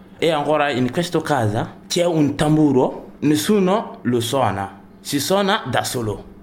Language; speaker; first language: Italian; non-native, learner; Bambara